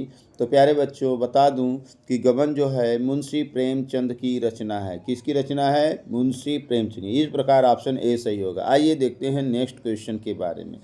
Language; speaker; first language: Hindi; native; Hindi